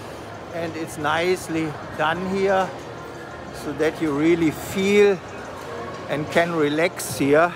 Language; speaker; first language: English; non-native, fluent; German